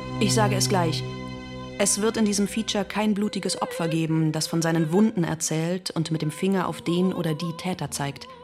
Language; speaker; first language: German; native; German